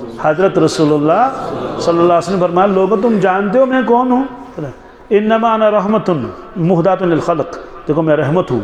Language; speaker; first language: Urdu; non-native, local second language; Kashmiri